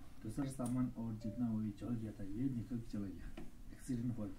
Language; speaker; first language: Hindi; non-native, local second language; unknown